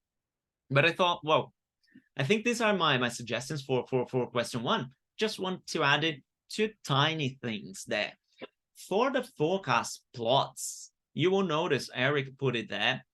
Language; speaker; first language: English; non-native, fluent; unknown